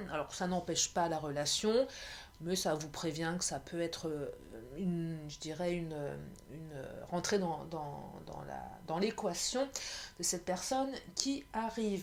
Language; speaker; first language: French; native; French